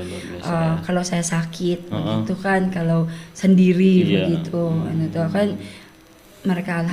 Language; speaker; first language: Indonesian; non-native, learner; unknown